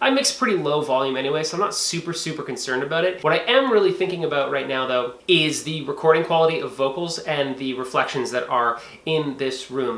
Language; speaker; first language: English; native; English